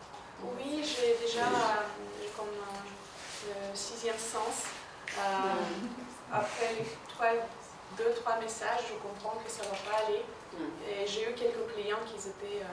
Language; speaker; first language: French; non-native, fluent; Russian